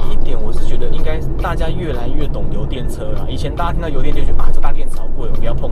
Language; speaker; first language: Chinese; native; Chinese